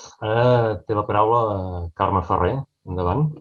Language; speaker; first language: Catalan; native; Catalan